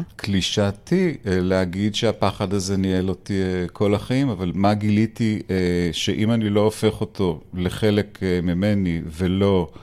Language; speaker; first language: Hebrew; native; Hebrew